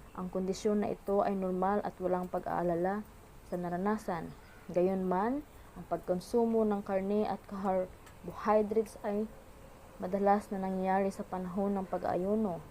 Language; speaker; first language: Filipino; non-native, local second language; Hiligaynon